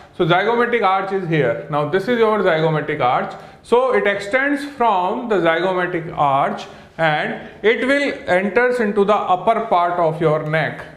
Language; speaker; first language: English; non-native, local second language; Hindi